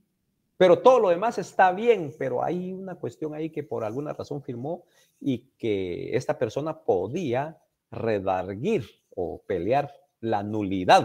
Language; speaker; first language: Spanish; native; Spanish